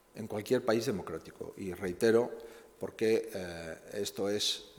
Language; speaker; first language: Spanish; native; Spanish